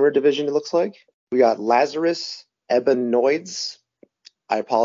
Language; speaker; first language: English; native; English